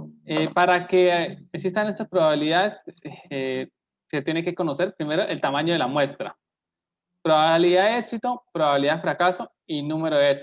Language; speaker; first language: Spanish; native; Spanish